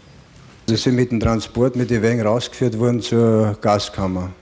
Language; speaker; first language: German; native; German